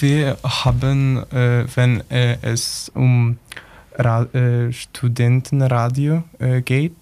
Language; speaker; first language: German; non-native, learner; Polish